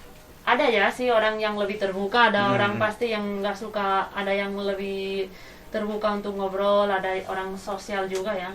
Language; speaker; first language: Indonesian; non-native, fluent; Spanish